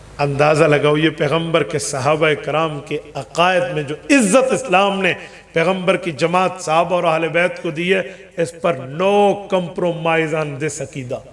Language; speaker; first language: Urdu; non-native, local second language; Punjabi